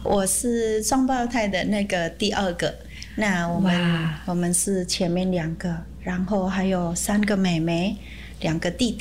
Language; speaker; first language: Chinese; early bilingual, heritage; Chinese